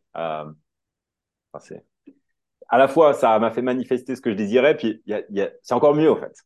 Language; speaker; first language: French; native; French